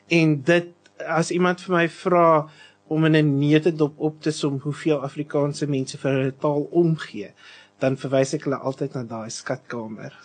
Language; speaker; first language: Afrikaans; native; Afrikaans